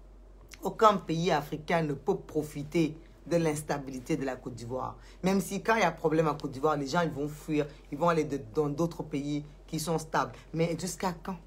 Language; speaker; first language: French; non-native, local second language; Wolof